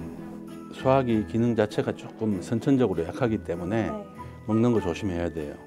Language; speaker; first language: Korean; native; Korean